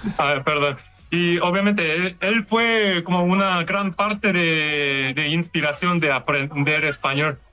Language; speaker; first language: Spanish; non-native, learner; Korean